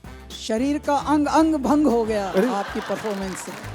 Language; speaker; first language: Hindi; native; Hindi